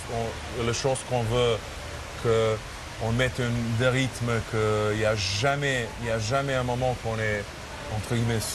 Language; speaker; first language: French; non-native, fluent; Serbian